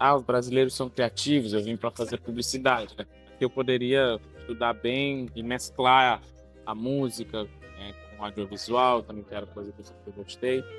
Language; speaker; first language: Portuguese; non-native, local second language; Kabuverdianu